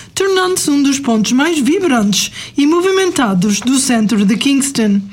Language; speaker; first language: Portuguese; native; Portuguese